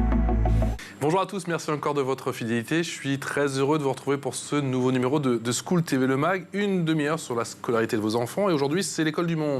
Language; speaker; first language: French; native; French